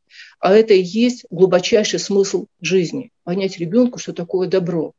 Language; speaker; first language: Russian; native; Russian